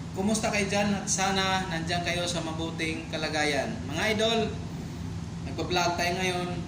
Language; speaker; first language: Filipino; non-native, local second language; Cebuano